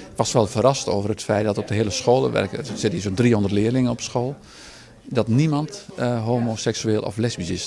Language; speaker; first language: Dutch; native; Dutch